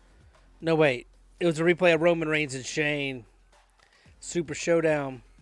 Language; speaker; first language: English; native; English